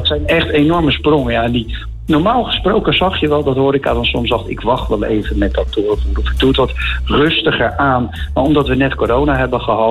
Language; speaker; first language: Dutch; native; Dutch